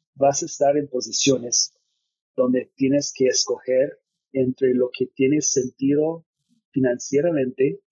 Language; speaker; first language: Spanish; non-native, fluent; English